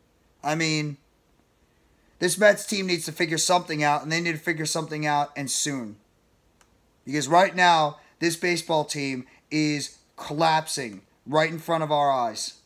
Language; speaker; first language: English; native; English